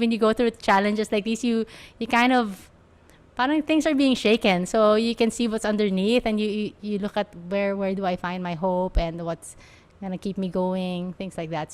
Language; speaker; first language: English; non-native, local second language; Filipino